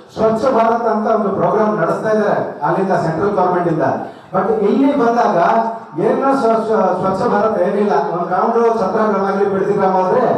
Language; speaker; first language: Kannada; non-native, local second language; Telugu